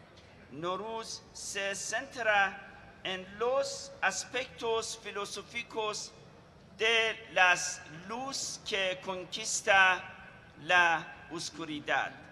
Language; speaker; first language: Spanish; non-native, fluent; Persian